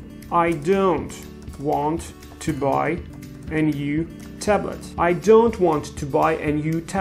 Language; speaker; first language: English; non-native, fluent; Russian